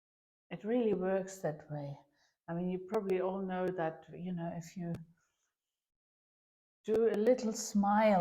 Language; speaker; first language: English; non-native, fluent; German